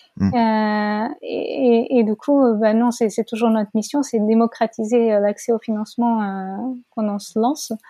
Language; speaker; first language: French; non-native, fluent; Portuguese